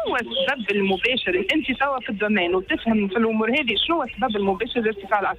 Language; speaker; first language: Arabic; native; Arabic